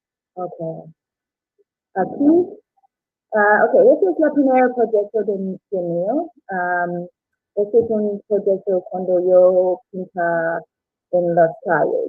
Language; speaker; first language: Spanish; non-native, learner; English